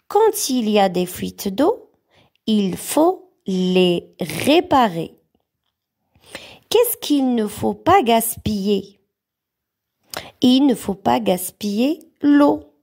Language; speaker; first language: French; non-native, local second language; Arabic